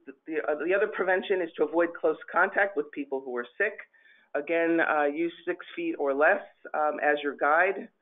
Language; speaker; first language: English; native; English